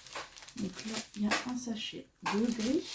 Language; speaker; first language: French; native; French